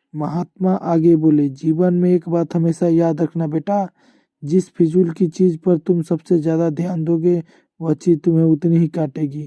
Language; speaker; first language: Hindi; native; Hindi